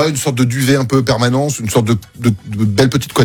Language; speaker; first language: French; native; French